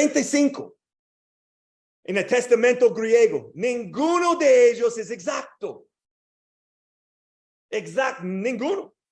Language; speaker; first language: Spanish; non-native, learner; English